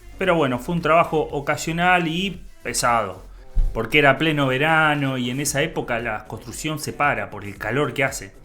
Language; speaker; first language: Spanish; native; Spanish